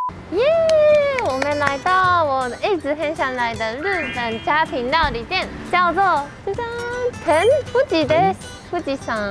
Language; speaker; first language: Chinese; non-native, fluent; Japanese